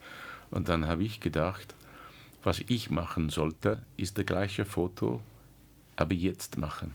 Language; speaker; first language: German; non-native, learner; English